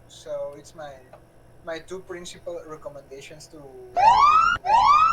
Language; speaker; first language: English; non-native, learner; Spanish